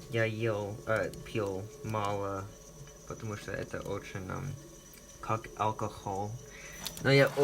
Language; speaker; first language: Russian; non-native, learner; English